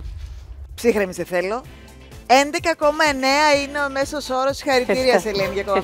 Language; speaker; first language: Greek; native; Greek